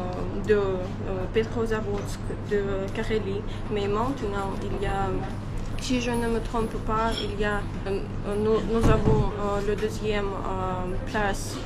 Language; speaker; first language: French; non-native, learner; Russian